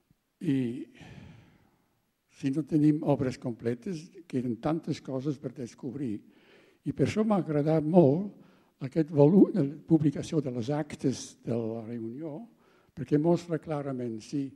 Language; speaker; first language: Catalan; non-native, fluent; German